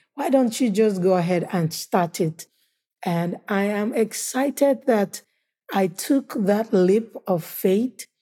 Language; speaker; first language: English; non-native, local second language; Igbo